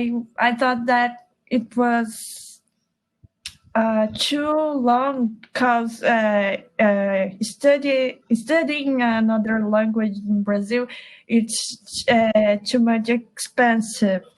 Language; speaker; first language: English; non-native, learner; Portuguese